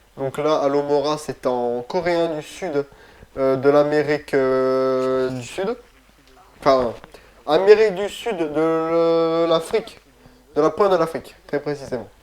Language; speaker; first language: French; native; French